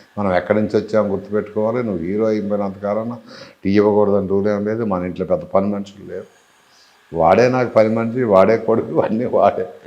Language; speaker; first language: Telugu; native; Telugu